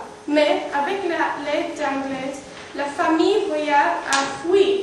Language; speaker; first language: French; non-native, learner; English